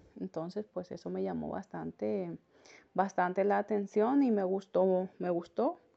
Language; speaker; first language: Spanish; native; Spanish